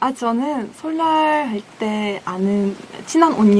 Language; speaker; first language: Korean; non-native, fluent; Russian